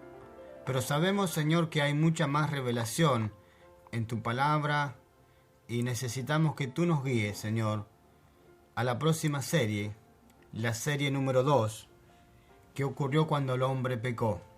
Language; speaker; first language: Spanish; non-native, fluent; French